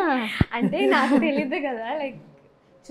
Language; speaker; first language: Telugu; non-native, learner; Malayalam